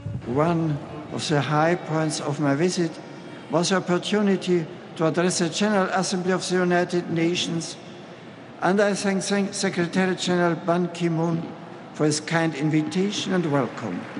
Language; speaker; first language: English; non-native, fluent; German